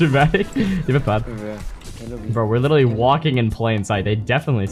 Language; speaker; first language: English; native; English